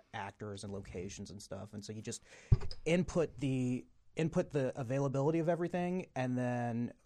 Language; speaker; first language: English; native; English